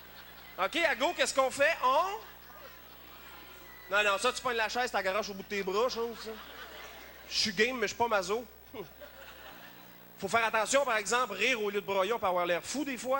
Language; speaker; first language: French; native; French